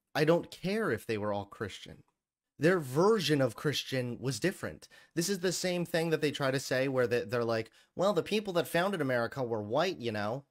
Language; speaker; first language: English; native; English